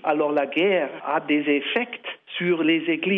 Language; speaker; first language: French; non-native, learner; German